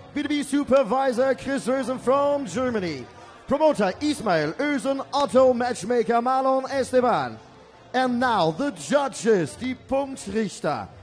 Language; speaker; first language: English; non-native, fluent; German